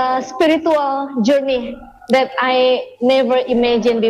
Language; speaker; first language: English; non-native, learner; Indonesian